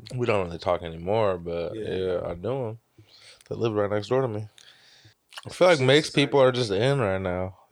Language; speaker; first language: English; native; English